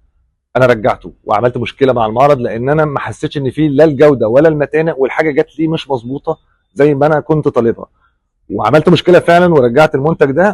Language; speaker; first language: Arabic; native; Arabic